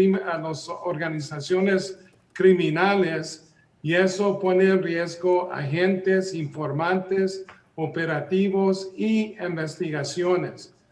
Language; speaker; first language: Spanish; early bilingual, heritage; Spanish